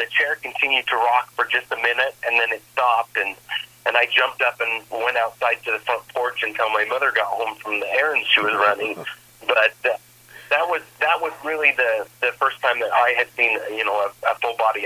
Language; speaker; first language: English; native; English